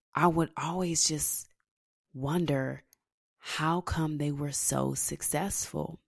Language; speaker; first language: English; native; English